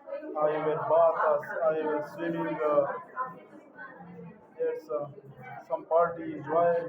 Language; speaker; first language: English; non-native, learner; Arabic